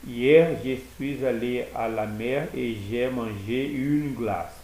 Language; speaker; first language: French; non-native, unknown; Portuguese